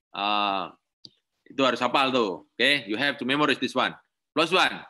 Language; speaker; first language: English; non-native, learner; Indonesian